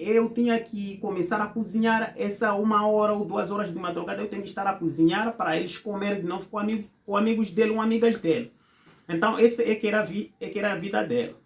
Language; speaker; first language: Portuguese; non-native, fluent; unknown